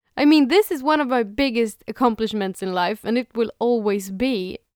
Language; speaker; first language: English; non-native, fluent; Swedish